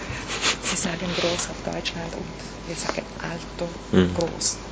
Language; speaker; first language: German; non-native, fluent; Italian